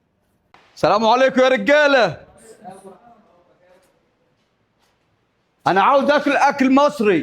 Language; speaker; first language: Arabic; native; Arabic